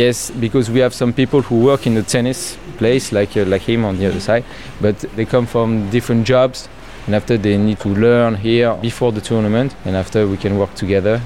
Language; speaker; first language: English; non-native, learner; French